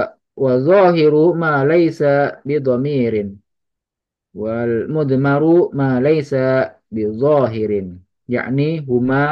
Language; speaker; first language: Arabic; non-native, learner; Indonesian